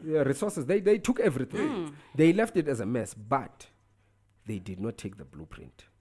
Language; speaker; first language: English; non-native, local second language; Tsonga